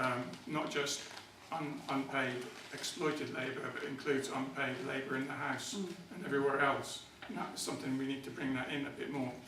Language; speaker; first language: English; native; English